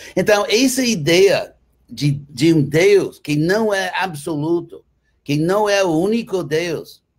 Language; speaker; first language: Portuguese; non-native, fluent; English